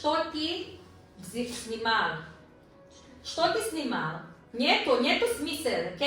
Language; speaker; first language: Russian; non-native, learner; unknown